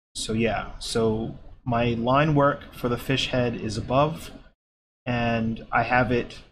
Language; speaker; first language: English; native; English